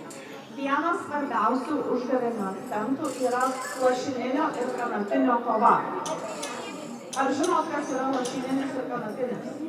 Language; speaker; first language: Lithuanian; early bilingual, heritage; Lithuanian